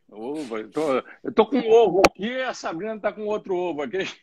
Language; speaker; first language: Portuguese; native; Portuguese